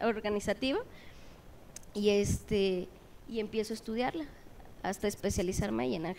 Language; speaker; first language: Spanish; native; Spanish